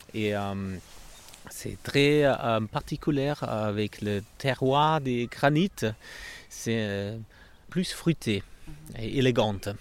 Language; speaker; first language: French; non-native, learner; German